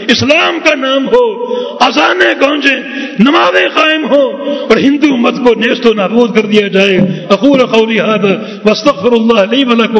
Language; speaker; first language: Urdu; native; Urdu